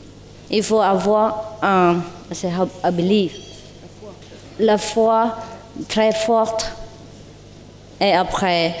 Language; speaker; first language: French; non-native, learner; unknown